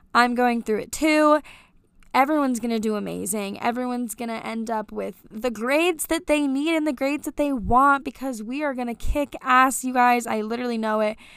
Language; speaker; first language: English; native; English